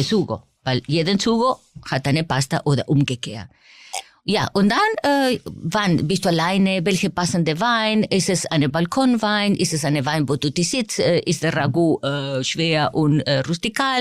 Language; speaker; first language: German; non-native, fluent; Spanish